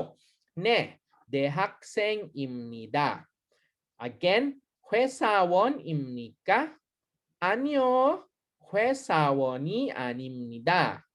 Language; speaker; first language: Korean; non-native, learner; Hiligaynon